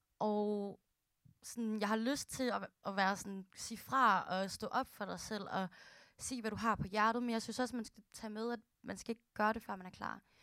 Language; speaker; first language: Danish; early bilingual, other home language; Filipino